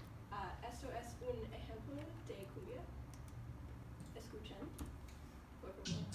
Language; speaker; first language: Spanish; non-native, learner; English